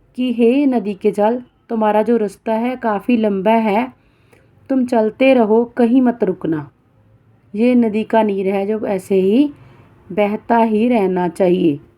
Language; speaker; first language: Hindi; non-native, local second language; Punjabi